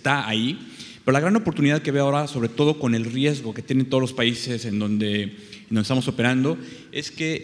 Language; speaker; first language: Spanish; native; Spanish